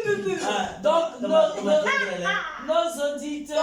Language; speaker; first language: French; non-native, local second language; Baoulé